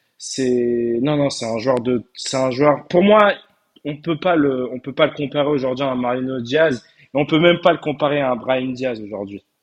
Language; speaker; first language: French; early bilingual, other home language; Turkish